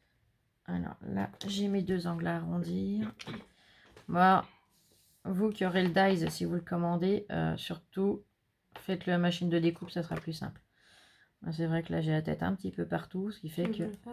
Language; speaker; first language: French; native; French